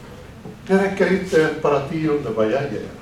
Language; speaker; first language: Swedish; non-native, fluent; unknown